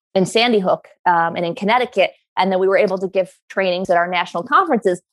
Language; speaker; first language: English; native; English